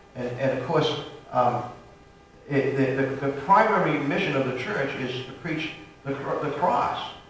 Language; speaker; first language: English; native; English